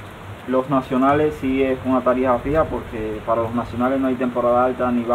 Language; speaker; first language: Spanish; native; Spanish